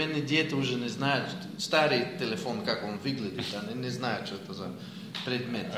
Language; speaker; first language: Russian; non-native, fluent; Dutch